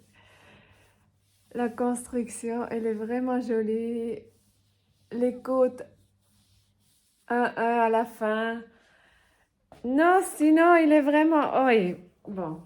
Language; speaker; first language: French; non-native, local second language; Swiss German